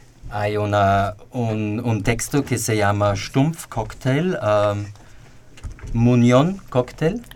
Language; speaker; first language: Spanish; non-native, learner; German